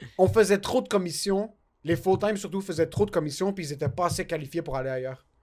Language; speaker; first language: French; native; French